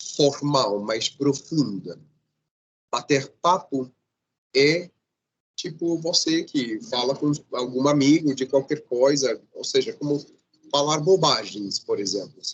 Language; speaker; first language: Portuguese; non-native, fluent; Spanish